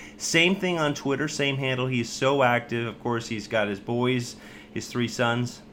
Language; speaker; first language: English; native; English